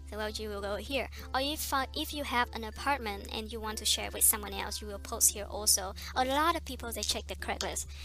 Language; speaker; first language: English; non-native, fluent; Vietnamese